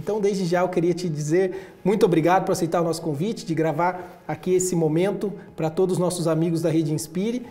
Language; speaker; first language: Portuguese; native; Portuguese